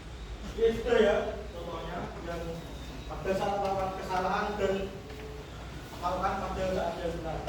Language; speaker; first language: Indonesian; native; Indonesian